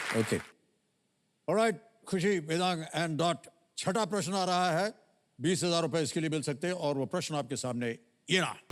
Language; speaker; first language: Hindi; native; Hindi